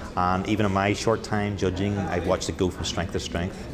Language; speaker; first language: English; native; English